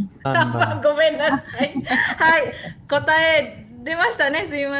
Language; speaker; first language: Japanese; non-native, fluent; Indonesian